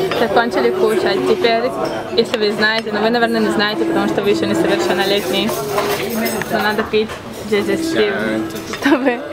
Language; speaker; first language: Russian; early bilingual, heritage; Russian